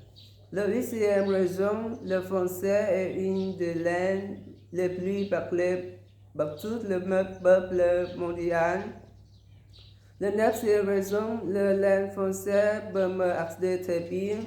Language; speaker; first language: French; non-native, learner; Vietnamese